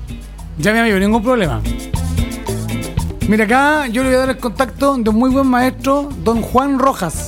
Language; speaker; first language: Spanish; native; Spanish